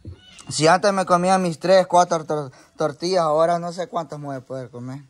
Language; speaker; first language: Spanish; native; Spanish